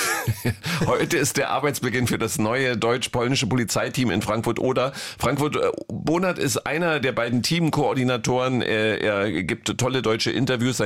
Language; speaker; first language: German; native; German